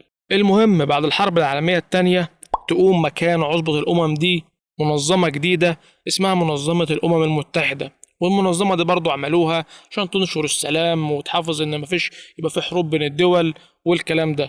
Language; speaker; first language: Arabic; native; Arabic